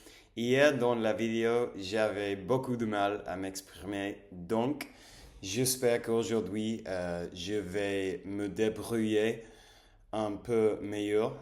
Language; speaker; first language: French; non-native, learner; English